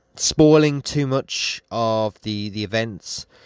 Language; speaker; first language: English; native; English